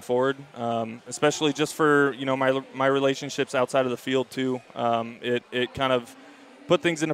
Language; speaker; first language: English; native; English